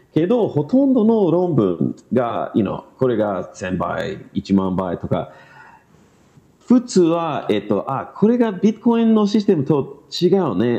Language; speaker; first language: Japanese; non-native, learner; English